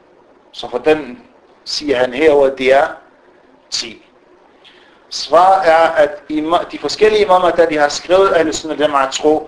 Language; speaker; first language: Danish; non-native, fluent; Arabic